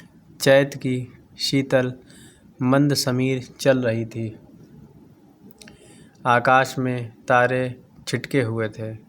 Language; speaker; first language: Hindi; native; Hindi